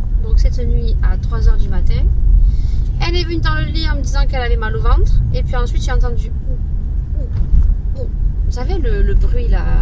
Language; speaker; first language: French; native; French